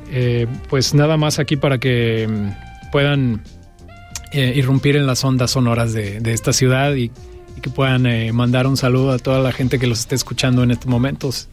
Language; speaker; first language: Spanish; native; Spanish